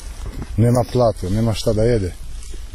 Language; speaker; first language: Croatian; non-native, local second language; Albanian